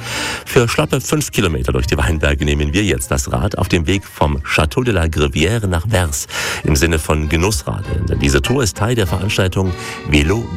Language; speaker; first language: German; native; German